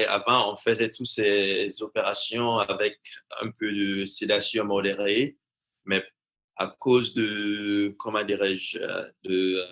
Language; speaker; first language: French; non-native, fluent; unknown